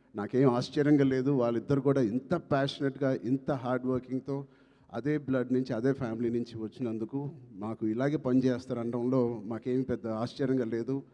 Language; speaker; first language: Telugu; native; Telugu